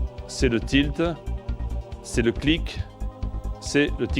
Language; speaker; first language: French; native; French